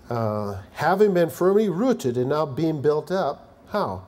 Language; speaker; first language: English; native; English